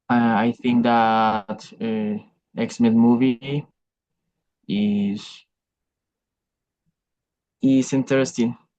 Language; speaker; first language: English; non-native, learner; Spanish